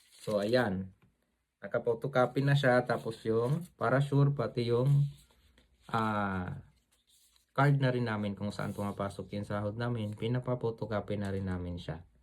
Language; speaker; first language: Filipino; native; Filipino